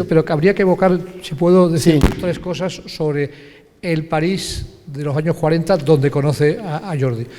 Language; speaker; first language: Spanish; native; Spanish